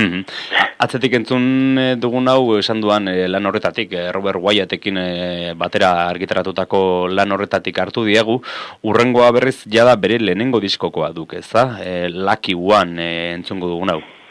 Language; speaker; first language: Basque; native; Basque